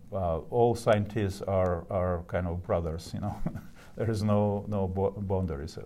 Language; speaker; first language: English; non-native, fluent; Russian